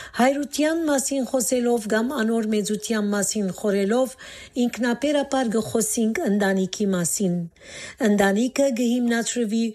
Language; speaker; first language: Armenian; native; Armenian